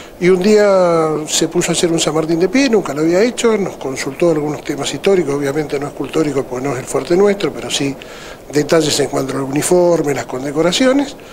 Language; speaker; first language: Spanish; native; Spanish